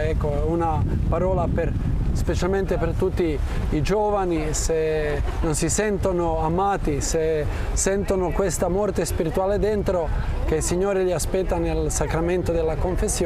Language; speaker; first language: Italian; non-native, fluent; Croatian